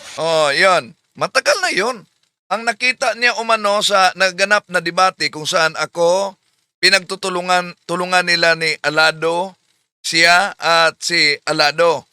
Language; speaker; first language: Filipino; non-native, local second language; Cebuano